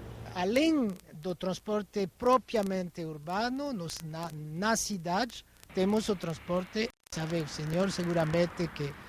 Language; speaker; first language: Portuguese; non-native, fluent; French